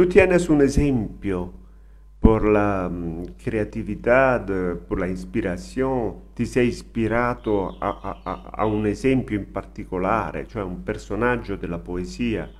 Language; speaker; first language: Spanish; non-native, learner; Italian